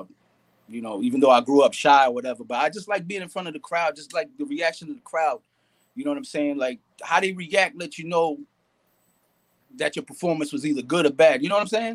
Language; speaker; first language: English; native; English